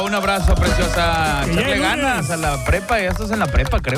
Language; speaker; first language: Spanish; native; Spanish